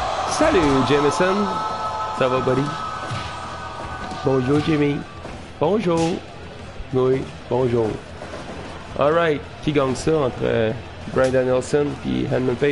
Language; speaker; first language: French; native; French